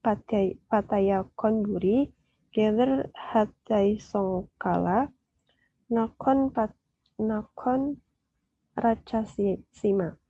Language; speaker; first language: English; non-native, learner; Indonesian